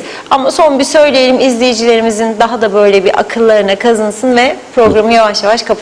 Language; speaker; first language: Turkish; native; Turkish